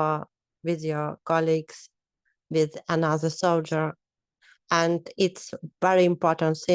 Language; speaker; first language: English; non-native, learner; Ukrainian